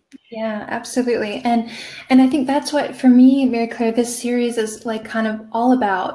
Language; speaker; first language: English; native; English